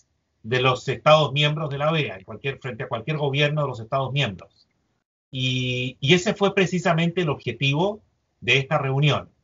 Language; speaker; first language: Spanish; native; Spanish